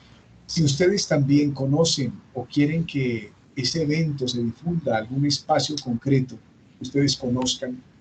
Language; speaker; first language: Spanish; native; Spanish